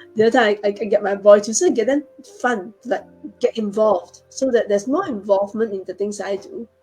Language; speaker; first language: English; non-native, local second language; Chinese